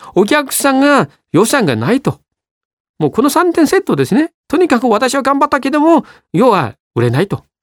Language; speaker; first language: Japanese; non-native, fluent; Chinese